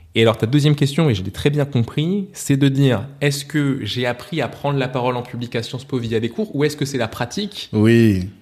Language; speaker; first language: French; native; French